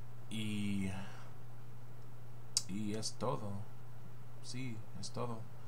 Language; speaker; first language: Spanish; non-native, learner; English